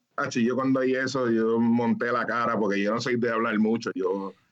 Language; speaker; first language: Spanish; early bilingual, heritage; Spanish